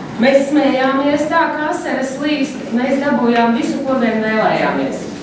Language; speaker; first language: Latvian; native; Latvian